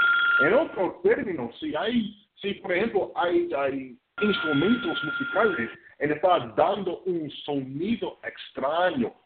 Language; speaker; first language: Spanish; non-native, fluent; English